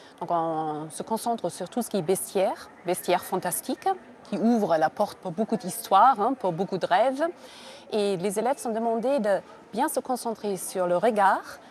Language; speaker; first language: French; non-native, fluent; German